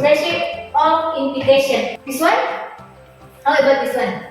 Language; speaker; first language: English; non-native, fluent; Indonesian